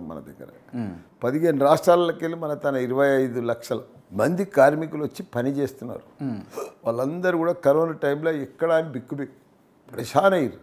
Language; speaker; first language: Telugu; native; Telugu